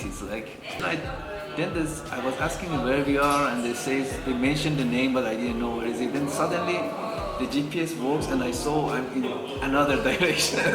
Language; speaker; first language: English; non-native, fluent; Persian